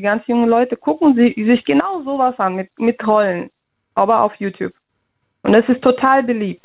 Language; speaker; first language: German; early bilingual, other home language; Russian